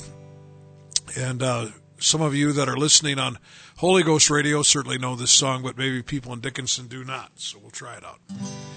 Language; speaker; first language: English; native; English